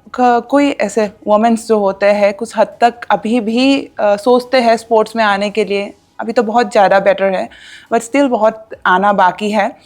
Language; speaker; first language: Hindi; non-native, local second language; Assamese